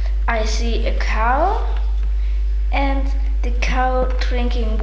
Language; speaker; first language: English; non-native, learner; German